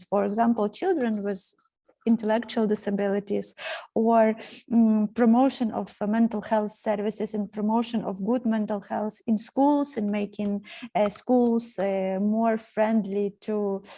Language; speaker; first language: English; non-native, fluent; Ukrainian